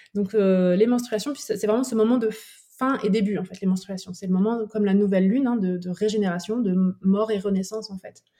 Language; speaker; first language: French; native; French